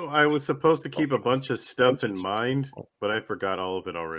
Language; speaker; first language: English; native; English